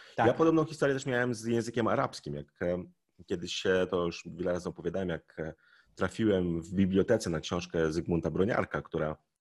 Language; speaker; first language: Polish; native; Polish